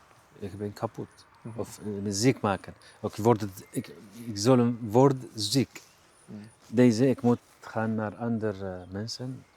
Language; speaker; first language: Dutch; non-native, learner; Arabic